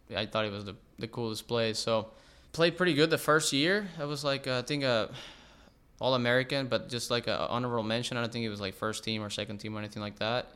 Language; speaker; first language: English; non-native, fluent; Spanish